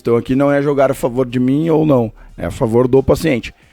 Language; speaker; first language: Portuguese; native; Portuguese